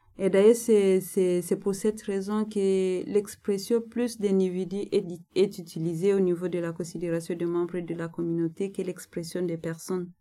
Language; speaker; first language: French; non-native, local second language; Nande